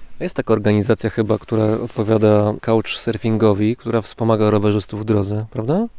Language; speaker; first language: Polish; native; Polish